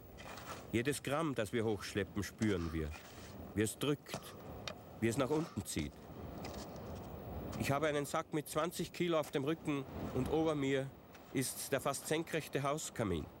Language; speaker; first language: German; native; German